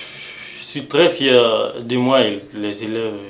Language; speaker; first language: French; non-native, local second language; Haitian Creole